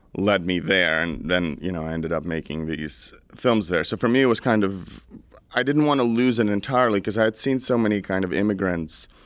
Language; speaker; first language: English; early bilingual, other home language; Russian